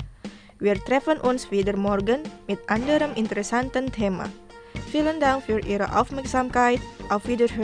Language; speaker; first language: German; non-native, fluent; Indonesian